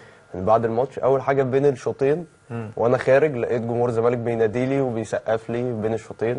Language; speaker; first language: Arabic; native; Arabic